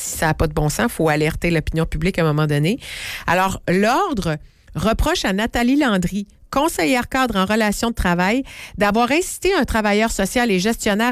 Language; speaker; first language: French; native; French